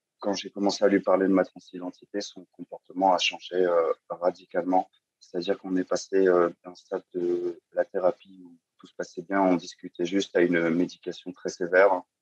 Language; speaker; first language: French; native; French